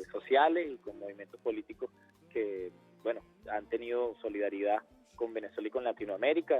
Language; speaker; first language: Spanish; native; Spanish